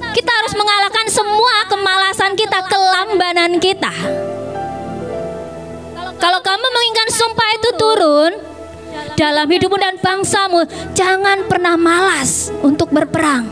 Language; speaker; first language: Indonesian; native; Indonesian